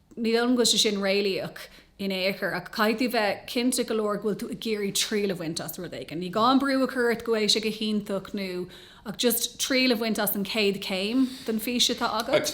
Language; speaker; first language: Irish; non-native, local second language; English